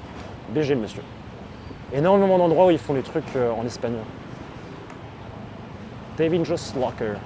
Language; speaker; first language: French; native; French